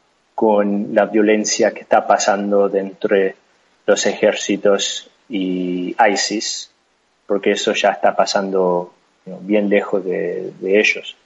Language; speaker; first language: Spanish; non-native, fluent; English